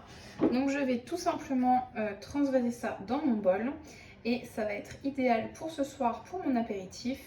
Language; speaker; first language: French; native; French